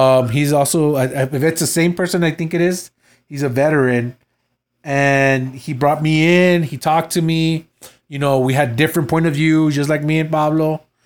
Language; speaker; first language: English; native; English